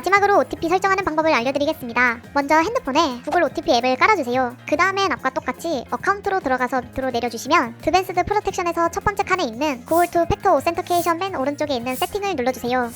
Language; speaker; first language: Korean; native; Korean